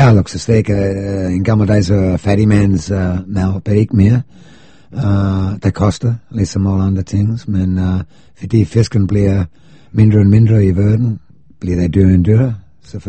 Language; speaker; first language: Danish; non-native, fluent; English